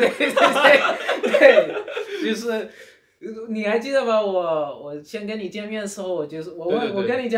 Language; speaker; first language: Chinese; early bilingual, heritage; Chinese